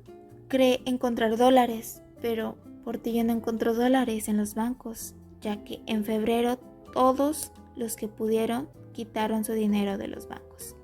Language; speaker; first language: Spanish; native; Spanish